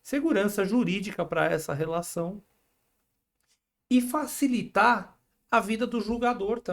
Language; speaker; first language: Portuguese; native; Portuguese